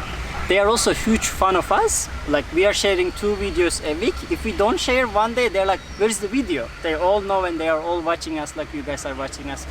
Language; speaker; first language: English; non-native, fluent; Turkish